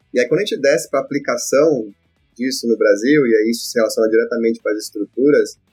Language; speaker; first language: Portuguese; native; Portuguese